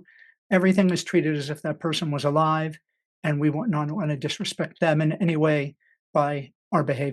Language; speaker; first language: English; native; English